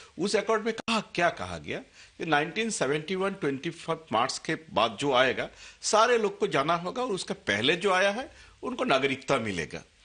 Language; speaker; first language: Hindi; non-native, local second language; Assamese